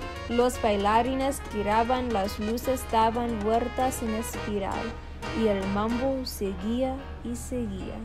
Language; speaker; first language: Spanish; non-native, learner; English